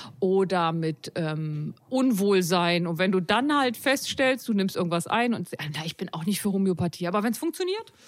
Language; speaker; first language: German; native; German